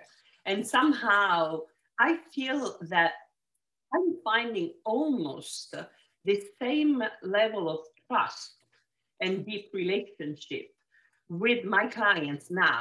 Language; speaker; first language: English; non-native, fluent; Italian